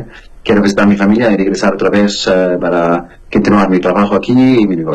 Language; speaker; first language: Spanish; non-native, learner; Arabic